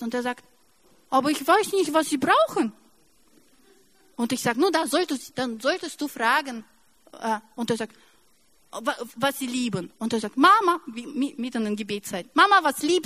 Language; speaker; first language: German; non-native, fluent; Russian